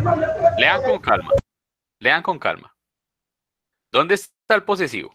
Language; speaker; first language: Spanish; native; Spanish